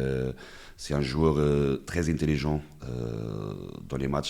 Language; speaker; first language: French; non-native, fluent; Portuguese